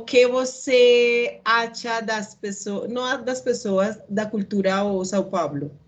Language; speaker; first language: Portuguese; non-native, learner; Spanish